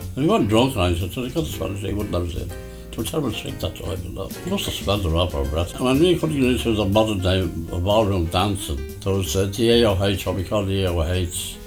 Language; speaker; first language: English; native; English